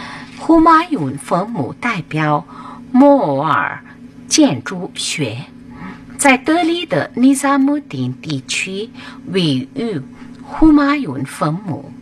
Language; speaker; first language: Chinese; non-native, fluent; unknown